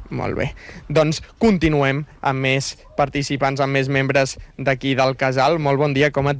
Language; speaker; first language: Catalan; native; Catalan